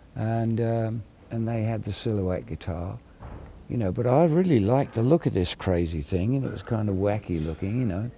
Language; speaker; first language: English; native; English